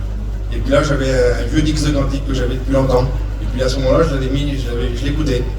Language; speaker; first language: French; native; French